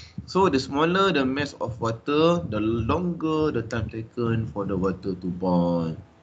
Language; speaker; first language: English; non-native, local second language; Malay